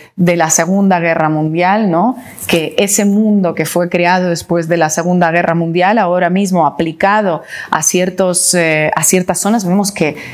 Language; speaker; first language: Spanish; non-native, fluent; Russian